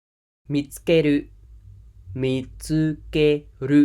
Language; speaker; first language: Japanese; non-native, fluent; Khmer